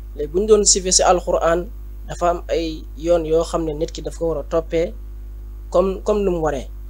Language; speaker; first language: Wolof; native; Wolof